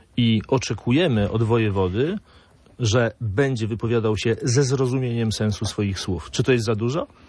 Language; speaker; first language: Polish; native; Polish